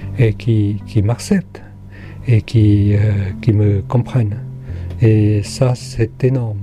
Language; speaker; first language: French; non-native, fluent; Khmer